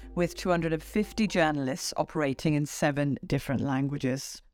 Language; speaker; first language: English; native; English